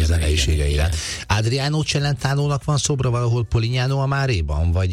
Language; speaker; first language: Hungarian; native; Hungarian